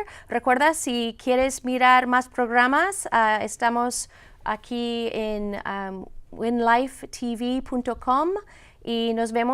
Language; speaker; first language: Spanish; non-native, fluent; English